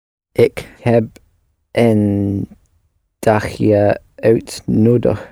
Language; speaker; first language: Dutch; non-native, learner; English